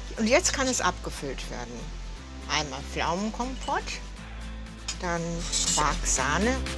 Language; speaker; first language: German; native; German